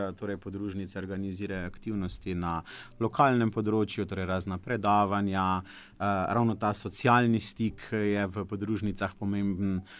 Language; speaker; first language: Slovenian; native; Slovenian